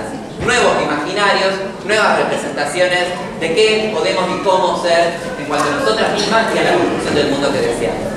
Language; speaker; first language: Spanish; native; Spanish